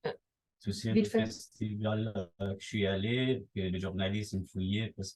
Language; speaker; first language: French; non-native, fluent; Persian